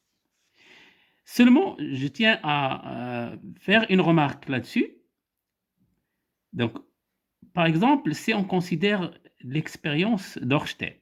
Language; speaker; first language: French; non-native, local second language; Arabic